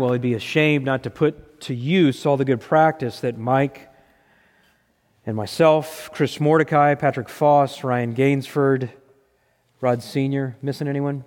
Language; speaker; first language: English; native; English